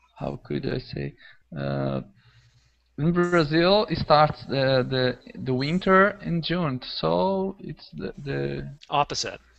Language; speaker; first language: English; non-native, fluent; Portuguese